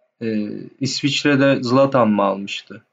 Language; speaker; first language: Turkish; native; Turkish